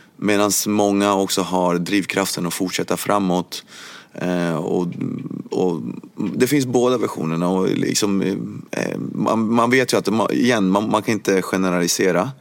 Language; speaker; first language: Swedish; early bilingual, other home language; Spanish